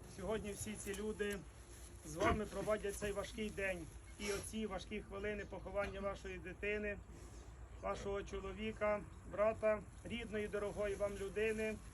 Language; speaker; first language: Ukrainian; native; Ukrainian